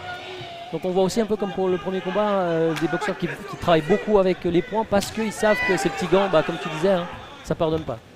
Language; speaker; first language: French; native; French